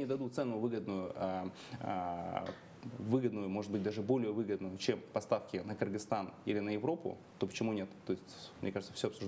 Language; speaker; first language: Russian; native; Russian